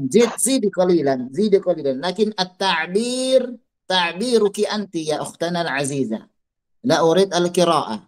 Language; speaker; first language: Arabic; non-native, fluent; Indonesian